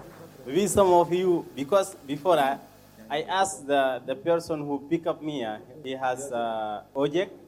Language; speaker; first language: English; non-native, learner; Arabic